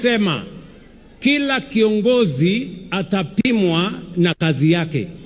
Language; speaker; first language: Swahili; non-native, local second language; Kalenjin